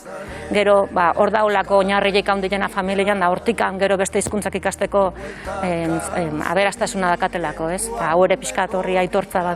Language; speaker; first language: Basque; native; Basque